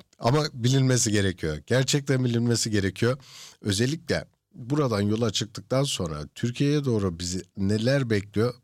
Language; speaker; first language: Turkish; early bilingual, heritage; Turkish